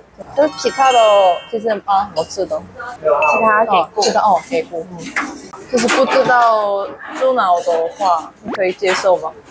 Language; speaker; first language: Chinese; non-native, fluent; Korean